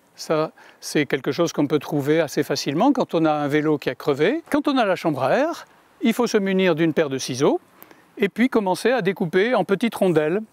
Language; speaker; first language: French; native; French